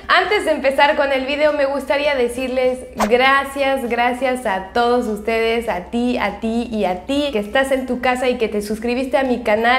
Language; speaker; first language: Spanish; non-native, fluent; French